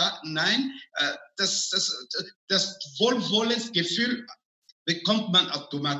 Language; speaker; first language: German; non-native, fluent; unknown